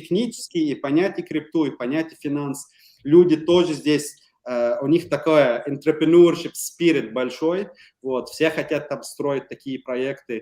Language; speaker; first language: Russian; non-native, fluent; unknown